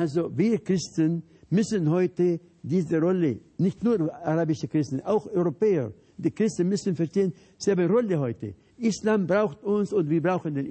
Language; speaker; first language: German; non-native, fluent; Arabic